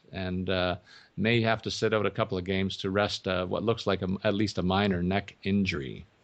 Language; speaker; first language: English; native; English